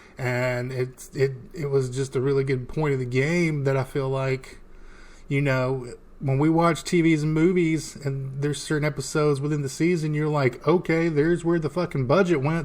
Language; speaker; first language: English; native; English